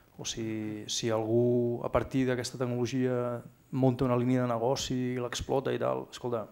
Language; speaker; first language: Catalan; native; Catalan